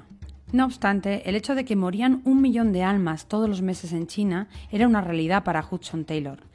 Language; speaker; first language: Spanish; native; Spanish